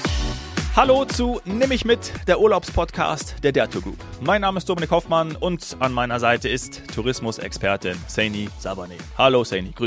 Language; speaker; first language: German; native; German